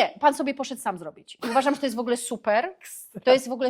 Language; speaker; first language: Polish; native; Polish